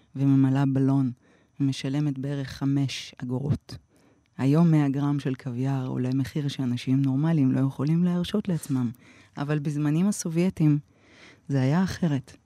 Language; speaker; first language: Hebrew; non-native, fluent; Azerbaijani